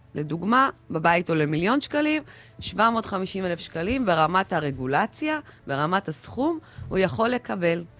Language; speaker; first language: Hebrew; early bilingual, other home language; Russian